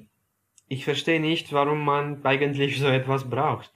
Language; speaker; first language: German; non-native, fluent; Romanian